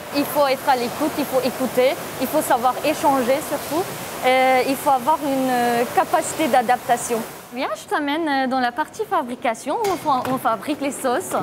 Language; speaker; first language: French; non-native, fluent; Turkish